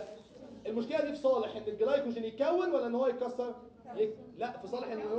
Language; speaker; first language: Arabic; native; Arabic